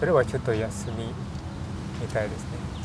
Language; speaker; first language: Japanese; non-native, learner; English